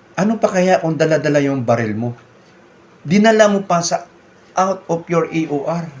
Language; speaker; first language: Filipino; non-native, local second language; Cebuano